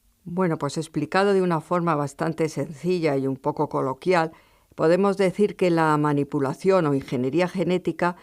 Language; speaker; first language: Spanish; native; Spanish